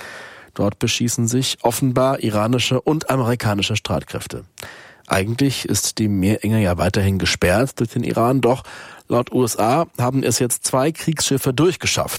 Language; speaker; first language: German; native; German